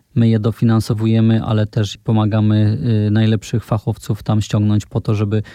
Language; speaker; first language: Polish; native; Polish